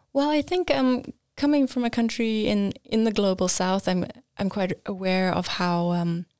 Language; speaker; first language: English; native; English